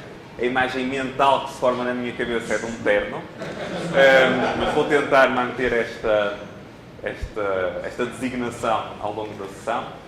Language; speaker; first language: Portuguese; native; Portuguese